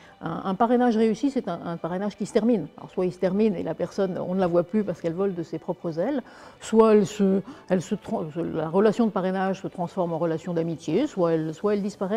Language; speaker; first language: French; native; French